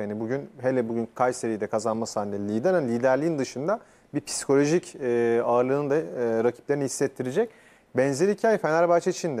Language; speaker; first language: Turkish; native; Turkish